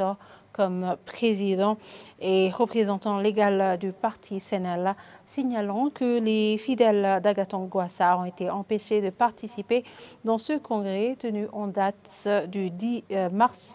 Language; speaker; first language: French; non-native, local second language; Rundi